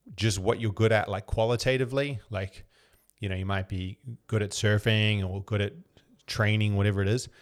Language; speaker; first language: English; native; English